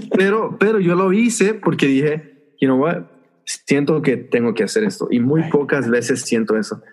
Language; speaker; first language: Spanish; early bilingual, heritage; Spanish